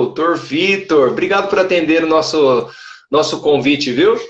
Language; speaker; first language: Portuguese; native; Portuguese